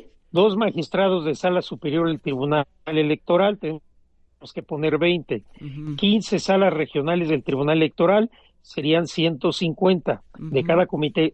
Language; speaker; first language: Spanish; native; Spanish